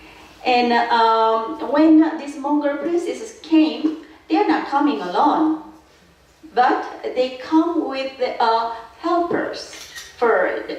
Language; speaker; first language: English; non-native, fluent; Korean